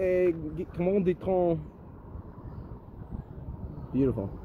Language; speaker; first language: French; non-native, learner; English